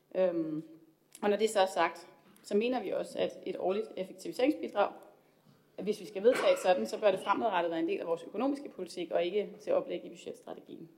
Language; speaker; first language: Danish; native; Danish